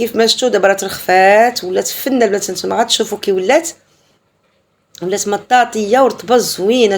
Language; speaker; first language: Arabic; native; Arabic